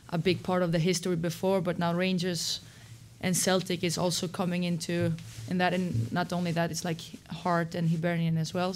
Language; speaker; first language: English; non-native, fluent; Swedish